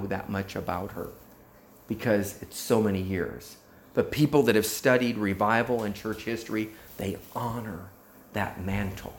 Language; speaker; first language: English; native; English